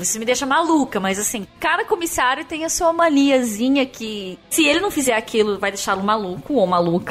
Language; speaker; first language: Portuguese; native; Portuguese